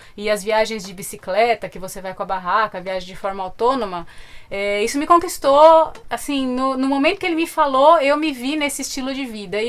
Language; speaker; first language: Portuguese; native; Portuguese